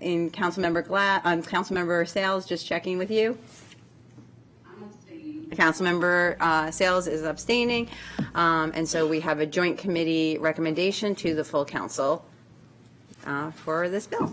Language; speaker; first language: English; native; English